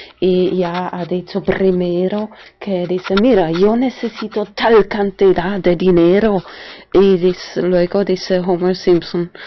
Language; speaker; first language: Spanish; non-native, fluent; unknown